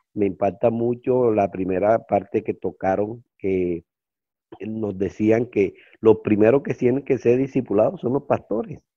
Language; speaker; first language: Spanish; native; Spanish